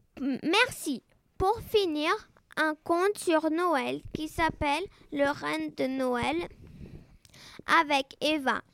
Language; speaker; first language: French; non-native, learner; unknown